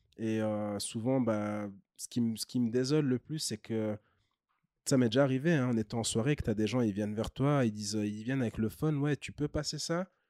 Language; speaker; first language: French; early bilingual, other home language; Kinyarwanda